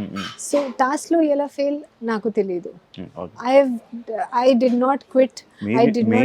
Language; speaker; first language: Telugu; non-native, learner; Hindi